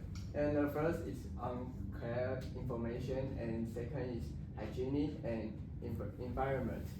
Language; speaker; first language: English; non-native, learner; Chinese